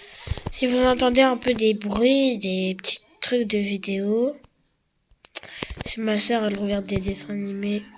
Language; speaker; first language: French; native; French